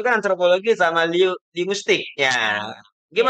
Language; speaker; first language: Indonesian; native; Indonesian